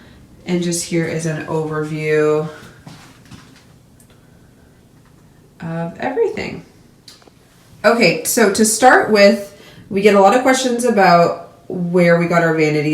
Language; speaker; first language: English; native; English